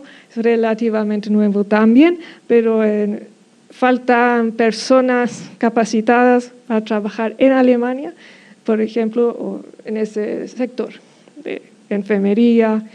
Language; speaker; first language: Spanish; non-native, fluent; German